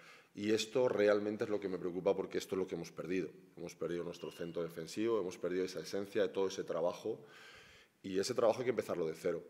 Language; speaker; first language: Spanish; native; Spanish